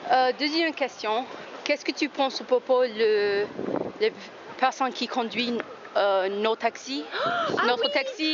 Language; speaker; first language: French; native; French